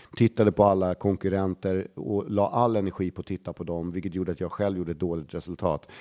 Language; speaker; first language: Swedish; native; Swedish